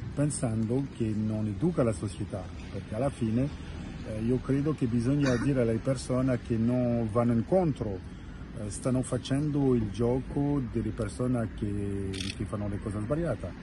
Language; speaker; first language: Italian; non-native, fluent; French